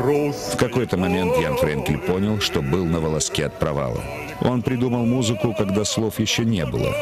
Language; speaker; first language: Russian; native; Russian